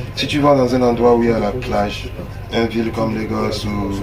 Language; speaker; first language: French; non-native, local second language; English